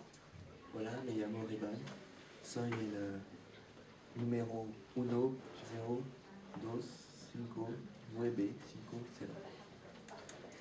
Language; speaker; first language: Spanish; non-native, learner; French